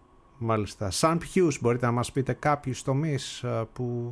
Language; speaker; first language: Greek; native; Greek